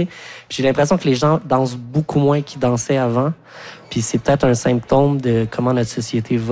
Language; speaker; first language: French; native; French